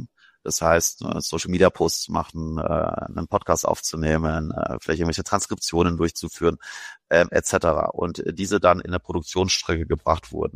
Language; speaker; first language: German; native; German